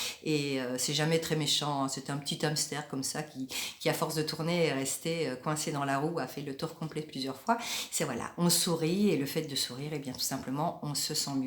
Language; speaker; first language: French; native; French